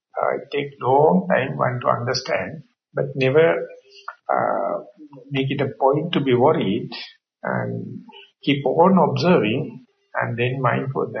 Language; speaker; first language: English; non-native, local second language; Sinhala